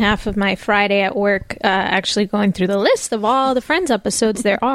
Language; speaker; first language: English; native; English